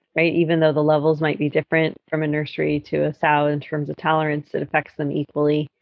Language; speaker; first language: English; native; English